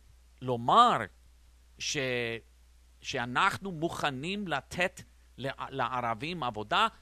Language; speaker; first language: Hebrew; non-native, fluent; English